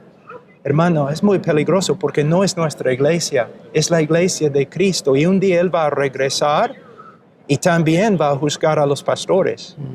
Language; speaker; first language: Spanish; non-native, fluent; English